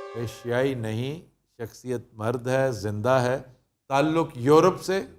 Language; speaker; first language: Urdu; native; Urdu